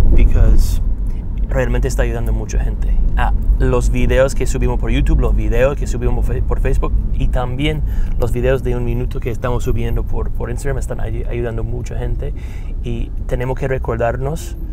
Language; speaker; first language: Spanish; non-native, fluent; English